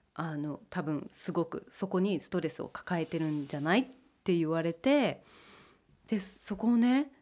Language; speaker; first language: Japanese; early bilingual, heritage; English